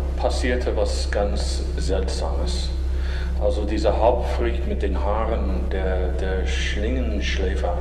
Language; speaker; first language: German; non-native, fluent; English